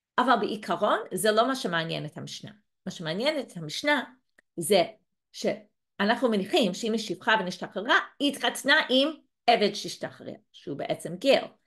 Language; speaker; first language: Hebrew; non-native, fluent; English